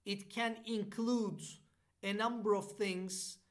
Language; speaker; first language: English; non-native, fluent; Turkish